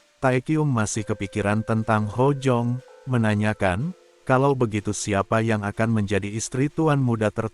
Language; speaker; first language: Indonesian; native; Indonesian